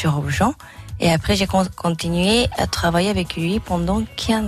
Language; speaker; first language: French; non-native, learner; Japanese